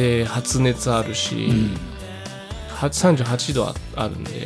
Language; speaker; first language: Japanese; native; Japanese